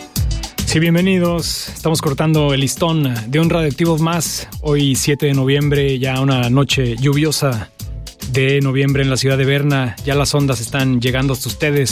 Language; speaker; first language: Spanish; native; Spanish